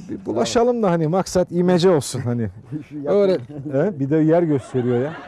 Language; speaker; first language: Turkish; native; Turkish